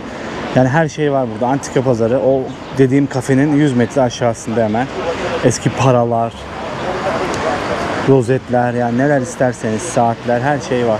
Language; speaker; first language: Turkish; native; Turkish